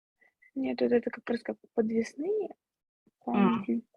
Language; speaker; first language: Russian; native; Russian